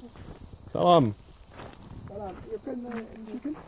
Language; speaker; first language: English; non-native, learner; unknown